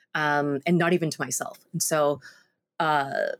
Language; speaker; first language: English; native; English